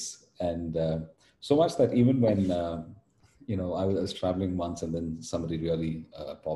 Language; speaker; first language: English; non-native, local second language; Tamil